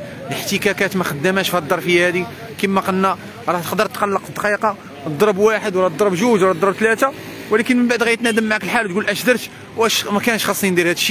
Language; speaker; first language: Arabic; native; Arabic